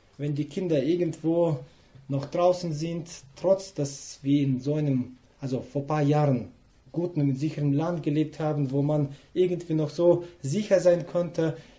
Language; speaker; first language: German; non-native, fluent; Russian